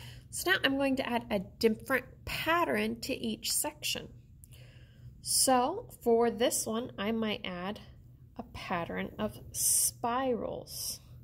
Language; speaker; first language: English; native; English